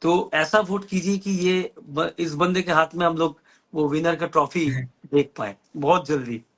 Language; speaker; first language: Hindi; non-native, local second language; Bangla